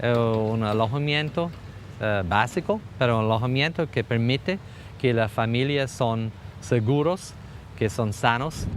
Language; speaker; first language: Spanish; non-native, fluent; English